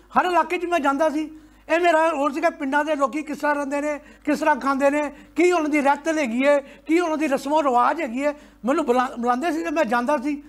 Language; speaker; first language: Punjabi; native; Punjabi